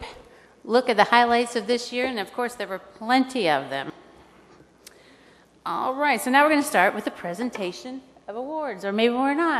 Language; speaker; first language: English; native; English